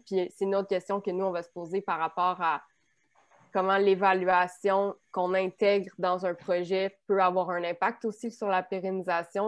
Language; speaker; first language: French; native; French